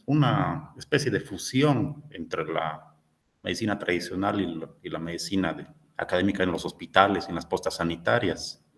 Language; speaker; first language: Spanish; native; Spanish